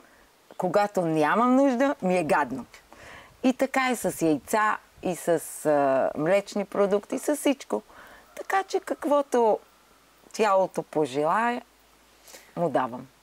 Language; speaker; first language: Bulgarian; non-native, fluent; Hebrew